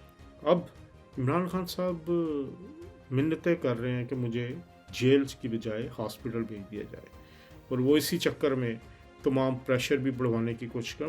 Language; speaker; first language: Urdu; native; Urdu